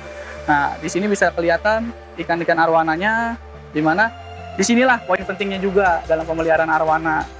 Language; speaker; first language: Indonesian; native; Indonesian